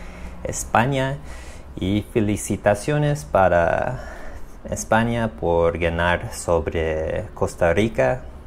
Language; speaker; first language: Spanish; non-native, learner; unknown